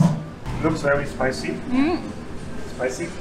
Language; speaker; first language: English; non-native, fluent; German